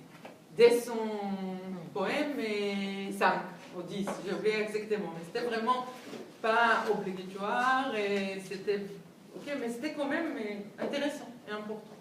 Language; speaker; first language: French; non-native, fluent; Hebrew